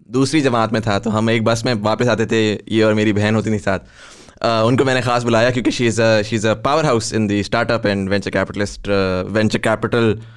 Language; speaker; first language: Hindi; native; Hindi